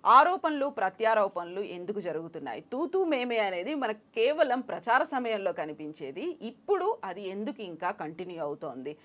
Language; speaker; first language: Telugu; native; Telugu